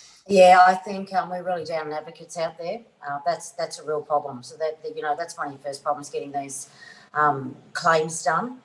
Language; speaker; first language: English; native; English